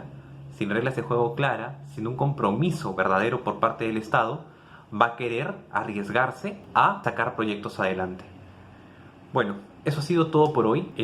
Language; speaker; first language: Spanish; native; Spanish